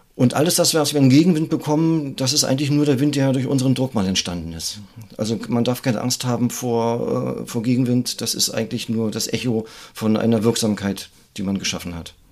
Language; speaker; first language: German; native; German